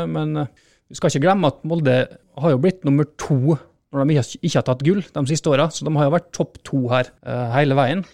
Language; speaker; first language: Norwegian; native; Norwegian